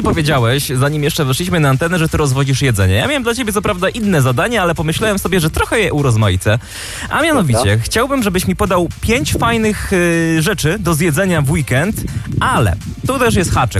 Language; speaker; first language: Polish; native; Polish